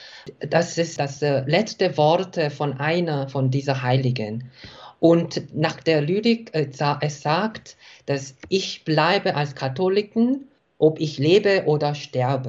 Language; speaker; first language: German; non-native, fluent; Korean